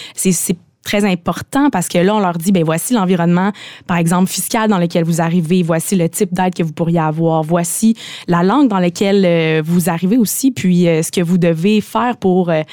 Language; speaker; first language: French; native; French